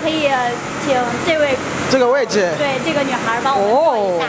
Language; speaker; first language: Chinese; native; Chinese